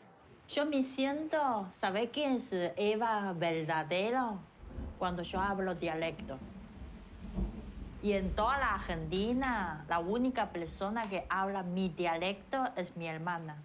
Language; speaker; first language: Spanish; non-native, fluent; Chinese